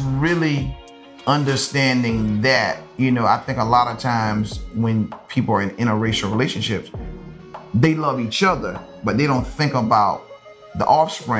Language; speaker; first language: English; native; English